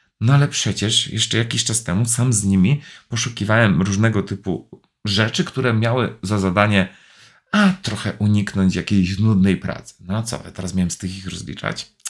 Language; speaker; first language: Polish; native; Polish